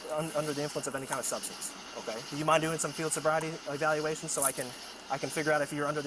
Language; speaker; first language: English; native; English